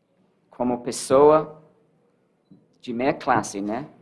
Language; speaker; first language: Portuguese; non-native, learner; English